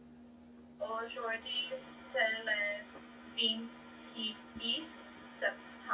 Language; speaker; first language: French; non-native, learner; English